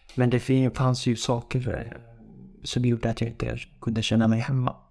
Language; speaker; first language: Swedish; non-native, fluent; Persian